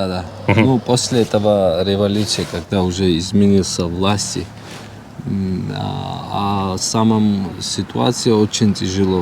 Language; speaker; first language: Russian; non-native, learner; Georgian